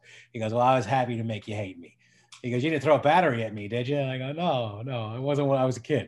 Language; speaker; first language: English; native; English